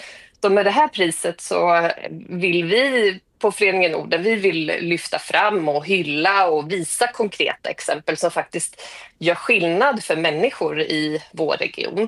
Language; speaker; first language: Swedish; native; Swedish